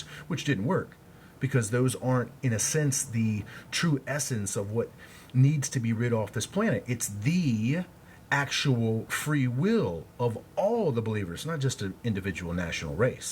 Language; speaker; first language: English; native; English